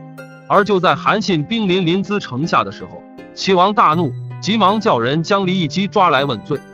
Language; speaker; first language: Chinese; native; Chinese